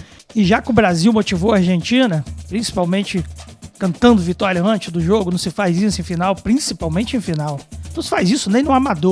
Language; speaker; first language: Portuguese; native; Portuguese